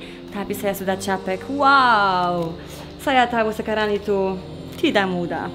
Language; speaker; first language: Indonesian; non-native, learner; Polish